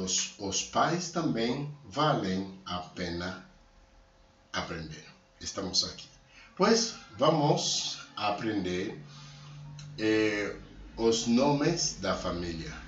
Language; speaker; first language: Portuguese; non-native, learner; Haitian Creole